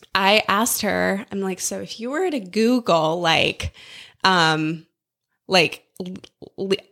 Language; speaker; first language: English; native; English